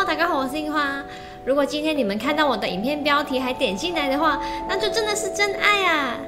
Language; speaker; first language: Chinese; non-native, local second language; Cantonese